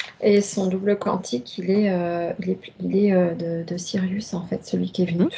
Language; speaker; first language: French; native; French